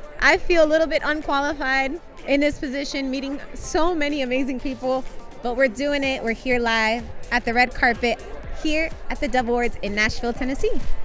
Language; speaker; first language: English; native; English